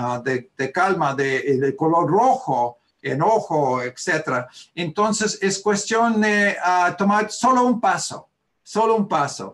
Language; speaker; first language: Spanish; early bilingual, heritage; Spanish